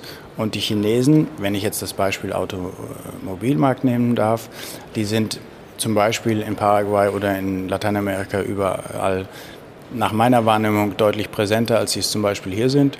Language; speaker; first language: German; native; German